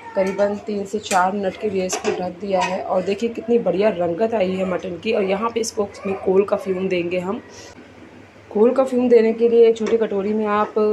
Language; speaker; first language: Hindi; native; Hindi